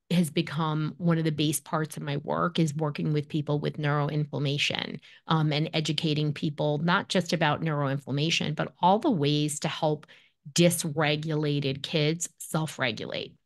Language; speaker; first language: English; native; English